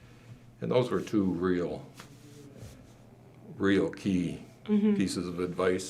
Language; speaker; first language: English; native; English